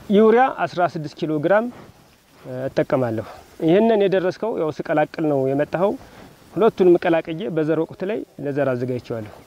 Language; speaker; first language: Amharic; native; Amharic